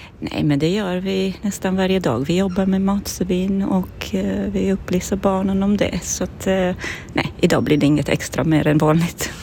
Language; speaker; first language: Swedish; non-native, fluent; Romanian